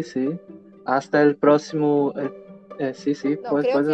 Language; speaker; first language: Spanish; non-native, learner; Portuguese